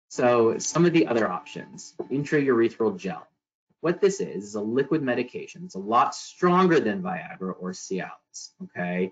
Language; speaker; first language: English; native; English